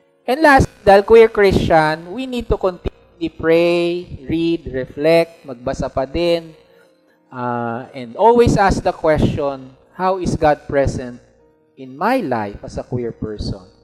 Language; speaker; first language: English; non-native, local second language; Filipino